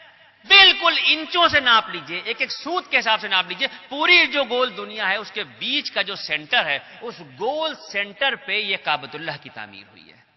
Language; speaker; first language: Urdu; native; Urdu